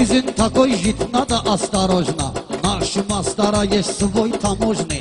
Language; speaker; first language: Russian; non-native, learner; Talysh